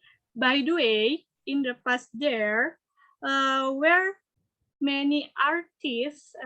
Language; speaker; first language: English; non-native, learner; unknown